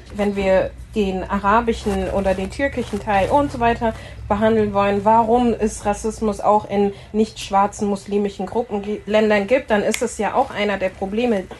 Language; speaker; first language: German; native; German